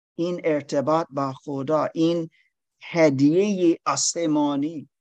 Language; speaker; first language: Persian; non-native, learner; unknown